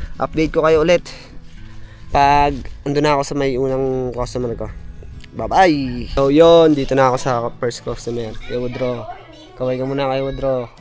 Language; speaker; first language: Filipino; native; Filipino